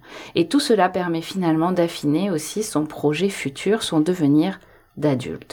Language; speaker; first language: French; native; French